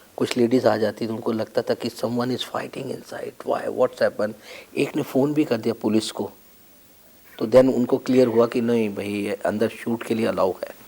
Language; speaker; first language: Hindi; native; Hindi